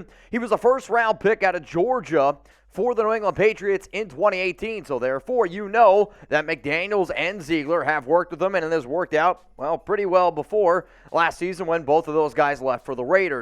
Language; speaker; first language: English; native; English